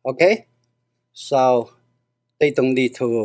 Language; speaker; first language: English; non-native, learner; Cantonese